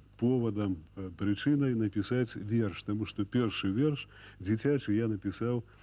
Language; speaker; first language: Belarusian; native; Belarusian